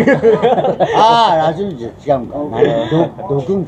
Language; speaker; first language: Japanese; native; Japanese